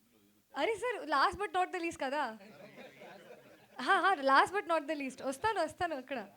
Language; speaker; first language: Telugu; non-native, local second language; Hindi